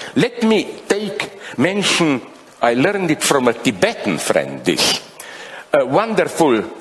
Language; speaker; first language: English; non-native, fluent; Slovenian